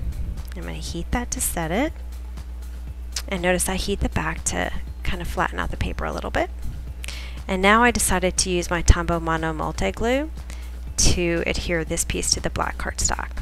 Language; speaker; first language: English; native; English